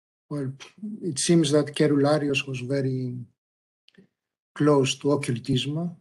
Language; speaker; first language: English; non-native, fluent; Greek